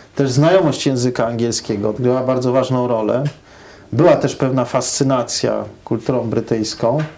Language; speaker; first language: Polish; early bilingual, heritage; Polish